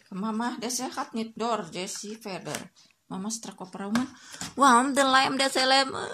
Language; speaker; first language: Dutch; non-native, learner; Indonesian